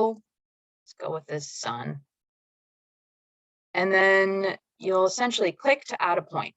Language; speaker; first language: English; native; English